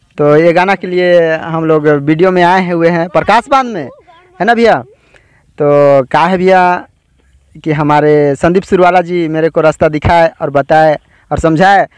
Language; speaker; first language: Hindi; native; Hindi